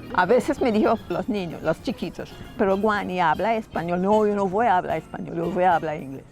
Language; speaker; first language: Spanish; non-native, learner; English